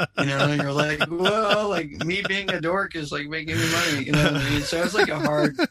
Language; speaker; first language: English; native; English